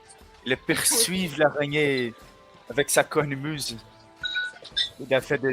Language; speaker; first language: French; non-native, learner; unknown